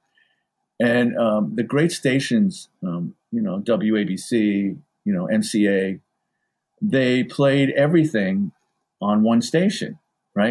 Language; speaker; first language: English; native; English